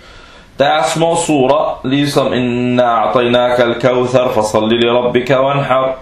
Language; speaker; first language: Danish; non-native, fluent; Arabic